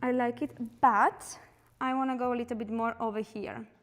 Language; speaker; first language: English; non-native, fluent; Slovak